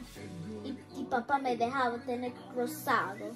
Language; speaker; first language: Spanish; early bilingual, heritage; Spanish